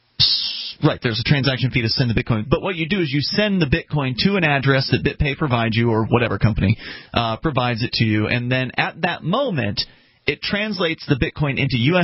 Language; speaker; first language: English; native; English